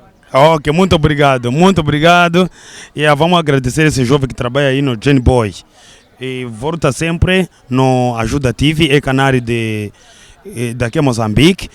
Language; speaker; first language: Portuguese; non-native, learner; Kinyarwanda